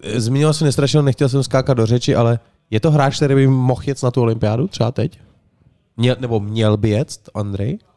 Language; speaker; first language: Czech; native; Czech